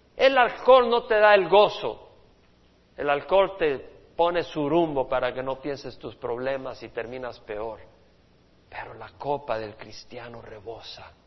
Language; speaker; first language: Spanish; native; Spanish